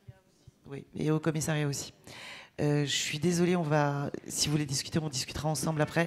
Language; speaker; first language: French; native; French